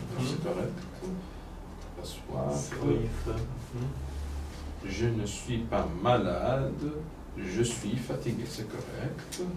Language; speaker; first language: French; non-native, fluent; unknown